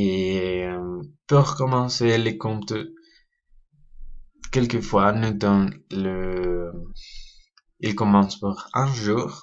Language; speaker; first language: French; non-native, learner; Spanish